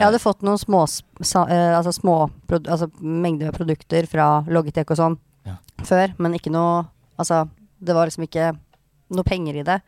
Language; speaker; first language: Norwegian; native; Norwegian